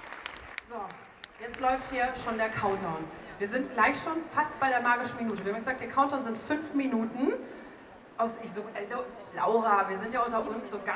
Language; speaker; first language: German; native; German